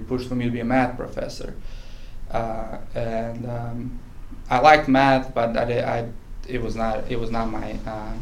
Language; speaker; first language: English; non-native, fluent; Bosnian